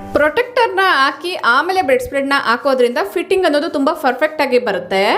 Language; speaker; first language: Kannada; non-native, local second language; Telugu